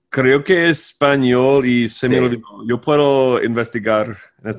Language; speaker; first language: Spanish; non-native, fluent; English